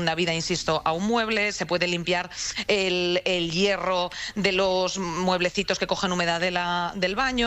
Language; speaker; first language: Spanish; native; Spanish